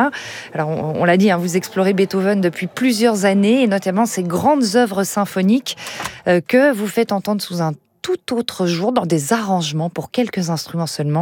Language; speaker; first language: French; native; French